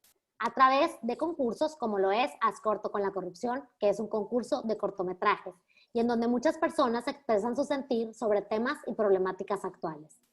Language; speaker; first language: Spanish; native; Spanish